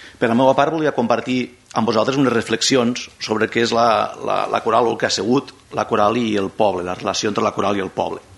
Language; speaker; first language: Catalan; non-native, local second language; Spanish